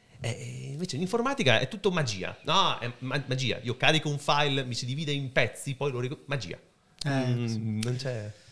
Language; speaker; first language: Italian; native; Italian